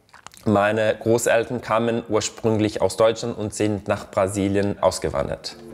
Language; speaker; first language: German; non-native, fluent; Portuguese